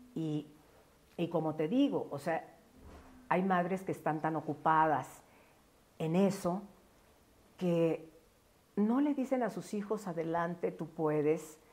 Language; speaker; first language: Spanish; native; Spanish